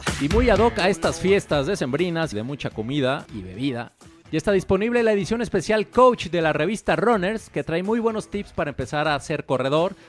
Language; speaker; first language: Spanish; native; Spanish